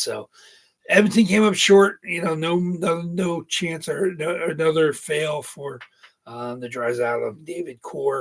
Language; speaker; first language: English; native; English